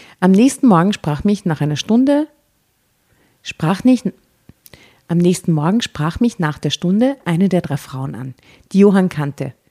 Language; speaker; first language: German; native; German